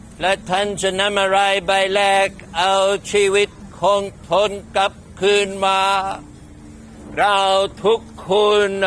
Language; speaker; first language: Thai; non-native, fluent; English